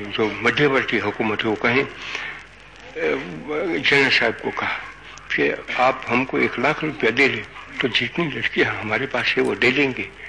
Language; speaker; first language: Hindi; non-native, local second language; Gujarati